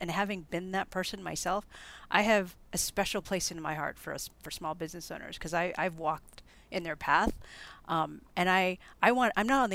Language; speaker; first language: English; non-native, local second language; Filipino